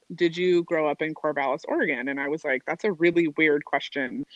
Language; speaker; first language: English; native; English